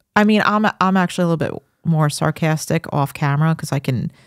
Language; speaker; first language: English; native; English